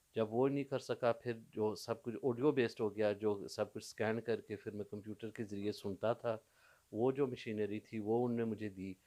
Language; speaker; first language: Urdu; early bilingual, heritage; Urdu